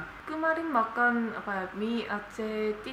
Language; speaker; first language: Indonesian; non-native, learner; Korean